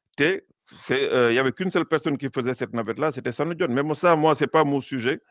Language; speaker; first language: French; non-native, local second language; Wolof